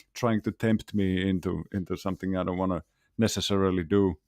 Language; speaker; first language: English; non-native, fluent; Finnish